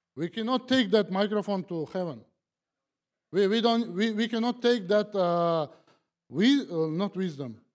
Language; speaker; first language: English; non-native, learner; Kazakh